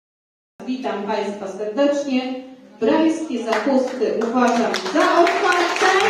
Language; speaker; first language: Polish; native; Polish